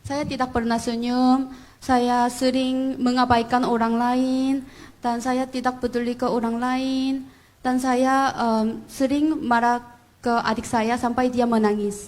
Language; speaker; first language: Indonesian; non-native, fluent; Korean